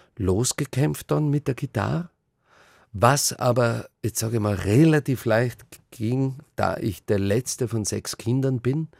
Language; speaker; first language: German; native; German